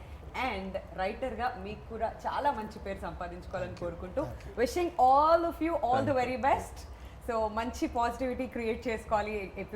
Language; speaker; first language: Telugu; native; Telugu